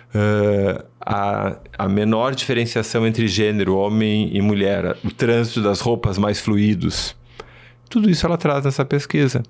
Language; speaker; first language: Portuguese; early bilingual, other home language; Spanish